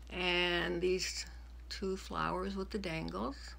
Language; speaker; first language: English; native; English